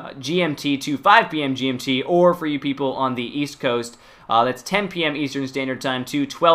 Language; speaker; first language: English; native; English